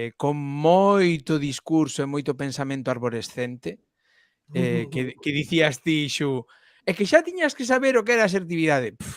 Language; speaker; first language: Galician; non-native, local second language; Spanish